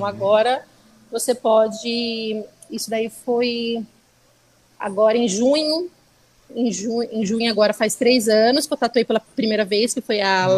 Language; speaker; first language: Portuguese; native; Portuguese